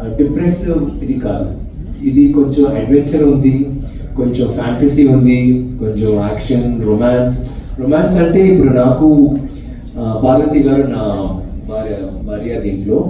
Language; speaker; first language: Telugu; non-native, learner; Tamil